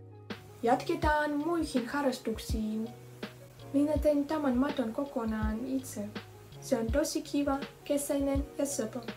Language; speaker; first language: Finnish; non-native, learner; Russian